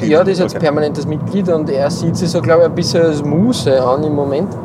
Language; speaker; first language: German; native; German